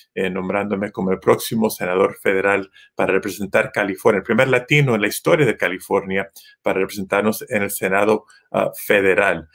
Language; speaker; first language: Spanish; early bilingual, heritage; Spanish